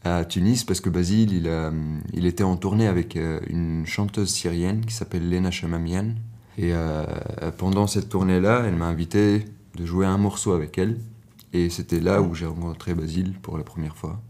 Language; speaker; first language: French; non-native, local second language; Arabic